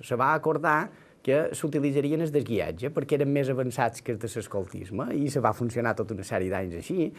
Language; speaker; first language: Catalan; native; Catalan